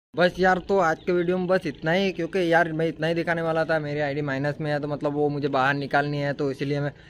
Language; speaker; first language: Hindi; non-native, local second language; Gujarati